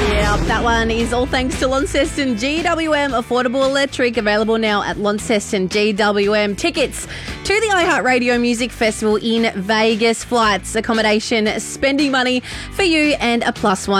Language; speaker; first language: English; native; English